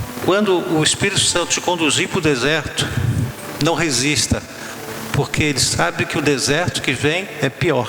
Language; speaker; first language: Portuguese; native; Portuguese